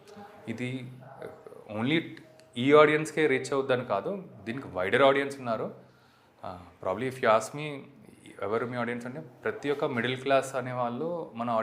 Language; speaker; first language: Telugu; native; Telugu